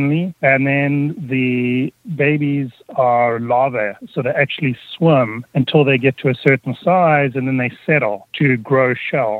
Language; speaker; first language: English; native; English